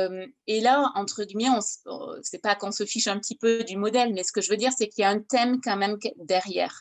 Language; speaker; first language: French; native; French